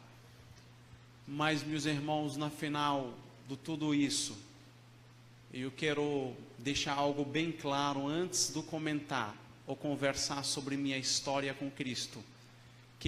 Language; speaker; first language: Portuguese; non-native, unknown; Arabic